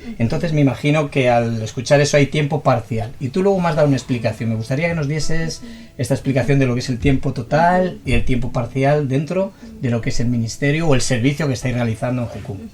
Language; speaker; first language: Spanish; native; Spanish